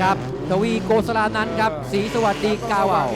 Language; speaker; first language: Thai; native; Thai